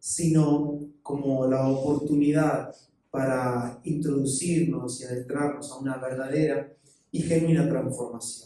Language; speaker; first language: Spanish; native; Spanish